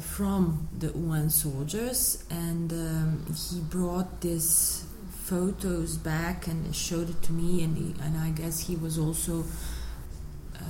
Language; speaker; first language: English; non-native, fluent; Bosnian